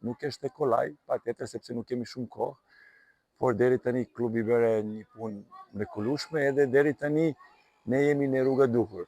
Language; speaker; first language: Albanian; non-native, learner; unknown